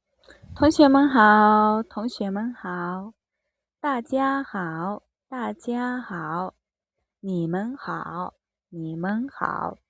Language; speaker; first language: Chinese; non-native, fluent; Mongolian